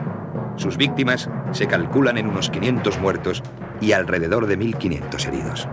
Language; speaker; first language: Spanish; native; Spanish